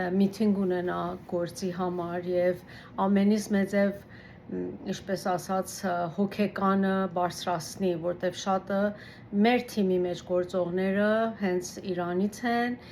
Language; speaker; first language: Armenian; early bilingual, heritage; Armenian